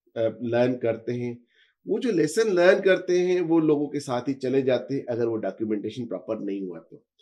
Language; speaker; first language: Hindi; native; Hindi